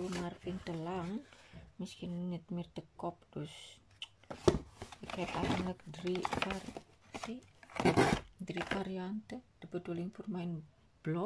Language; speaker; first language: Dutch; non-native, learner; Indonesian